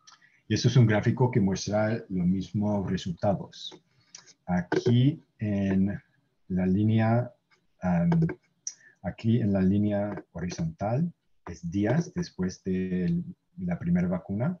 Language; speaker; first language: Spanish; non-native, fluent; English